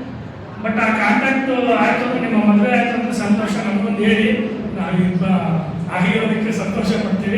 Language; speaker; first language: Kannada; native; Kannada